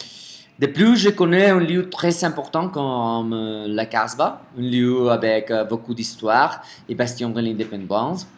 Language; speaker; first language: French; non-native, fluent; Spanish